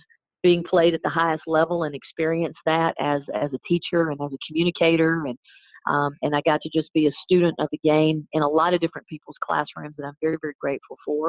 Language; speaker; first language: English; native; English